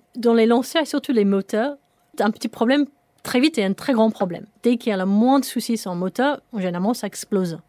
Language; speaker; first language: French; non-native, fluent; English